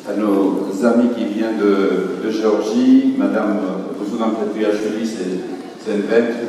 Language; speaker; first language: French; non-native, fluent; Georgian